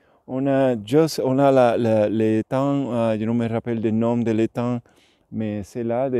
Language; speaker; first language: French; non-native, learner; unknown